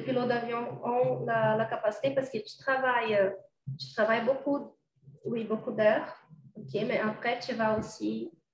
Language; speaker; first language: French; non-native, fluent; Portuguese